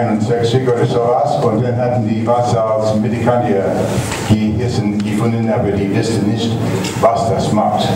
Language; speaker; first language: German; non-native, learner; English